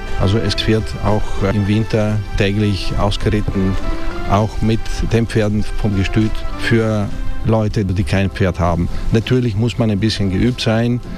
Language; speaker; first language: German; non-native, fluent; Italian